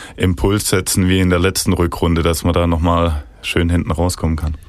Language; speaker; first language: German; native; German